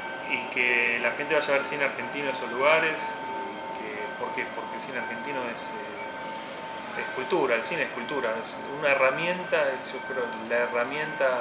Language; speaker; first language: Spanish; native; Spanish